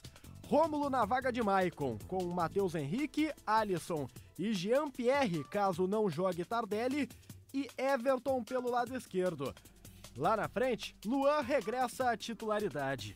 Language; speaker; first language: Portuguese; native; Portuguese